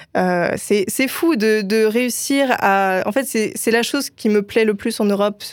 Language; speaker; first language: French; native; French